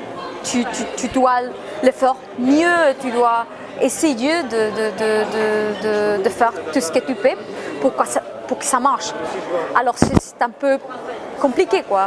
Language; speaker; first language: French; non-native, fluent; Spanish